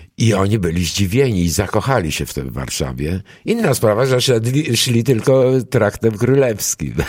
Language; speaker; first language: Polish; early bilingual, other home language; Greek